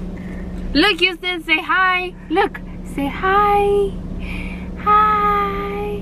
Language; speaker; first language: English; native; English